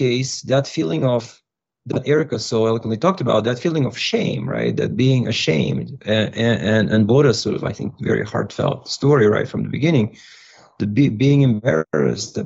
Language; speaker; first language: English; non-native, fluent; Russian